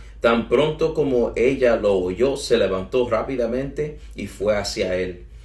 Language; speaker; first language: Spanish; early bilingual, heritage; English